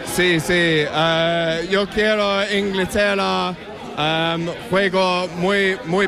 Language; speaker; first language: Spanish; non-native, learner; English